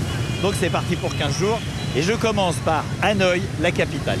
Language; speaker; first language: French; native; French